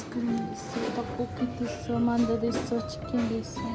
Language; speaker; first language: Korean; non-native, learner; Uzbek